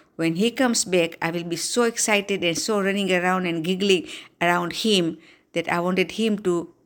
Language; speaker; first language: English; non-native, local second language; Gujarati